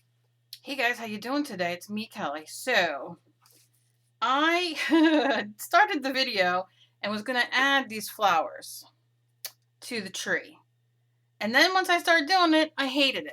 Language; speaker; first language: English; native; English